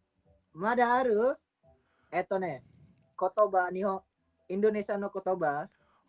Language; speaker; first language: Japanese; non-native, local second language; Indonesian